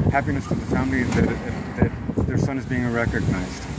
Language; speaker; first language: English; native; English